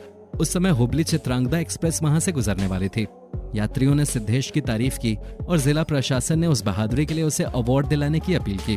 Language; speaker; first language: Hindi; native; Hindi